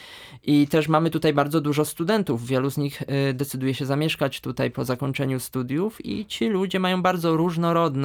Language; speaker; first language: Polish; native; Polish